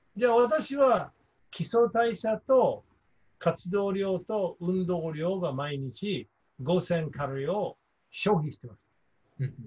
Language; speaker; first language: Japanese; non-native, fluent; English